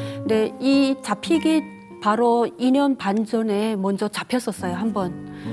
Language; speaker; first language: Korean; native; Korean